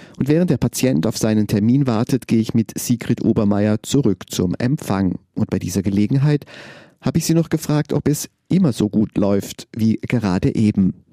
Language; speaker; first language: German; native; German